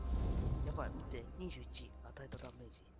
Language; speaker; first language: Japanese; native; Japanese